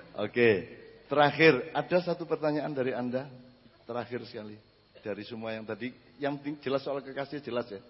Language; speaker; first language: Indonesian; native; Indonesian